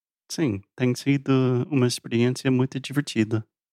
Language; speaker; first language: Portuguese; non-native, fluent; English